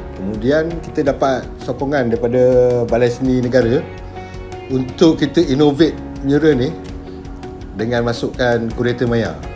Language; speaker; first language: Malay; native; Malay